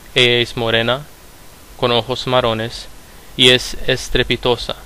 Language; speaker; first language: Spanish; non-native, fluent; Romanian